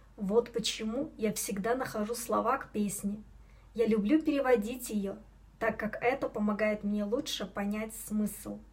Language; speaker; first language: Russian; non-native, local second language; Belarusian